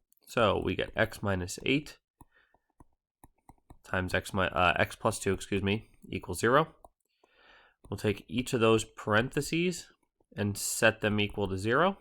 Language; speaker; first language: English; native; English